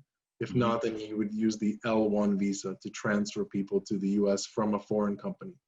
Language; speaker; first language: English; native; English